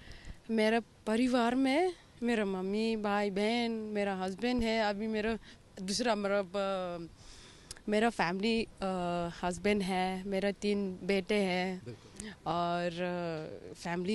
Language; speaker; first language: Hindi; non-native, local second language; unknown